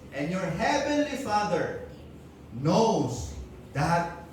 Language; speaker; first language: English; non-native, local second language; Filipino